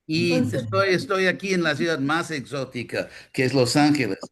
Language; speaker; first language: Spanish; non-native, fluent; English